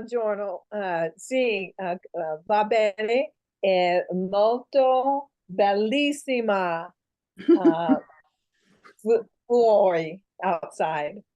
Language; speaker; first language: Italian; non-native, learner; English